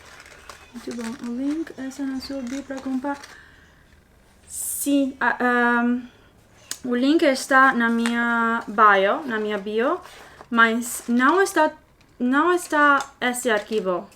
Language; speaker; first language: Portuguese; non-native, learner; English